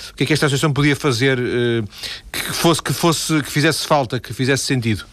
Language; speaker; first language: Portuguese; native; Portuguese